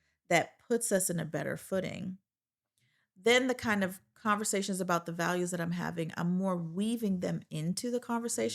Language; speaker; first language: English; native; English